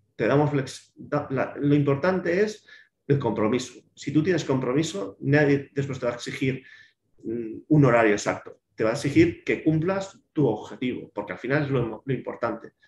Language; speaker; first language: Spanish; native; Spanish